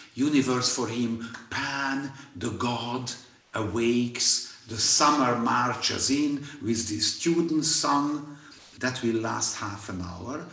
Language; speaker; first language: English; non-native, fluent; Hungarian